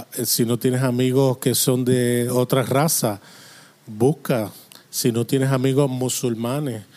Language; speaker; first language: Spanish; non-native, fluent; English